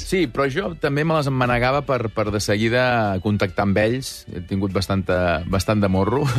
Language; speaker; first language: Catalan; native; Catalan